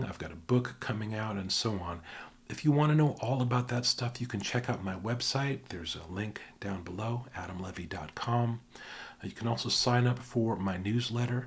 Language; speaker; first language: English; native; English